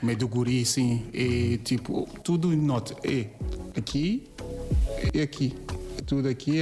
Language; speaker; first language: Portuguese; non-native, learner; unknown